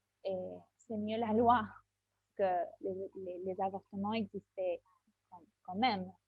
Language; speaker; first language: French; non-native, fluent; Spanish